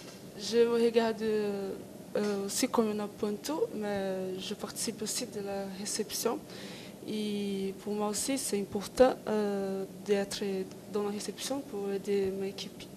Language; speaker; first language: French; non-native, learner; Portuguese